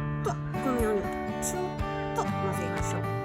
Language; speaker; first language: Japanese; non-native, fluent; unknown